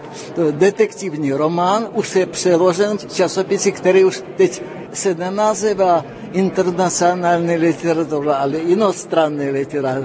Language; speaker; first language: Czech; non-native, fluent; Russian